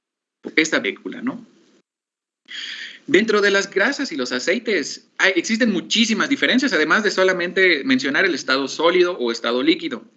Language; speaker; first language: Spanish; native; Spanish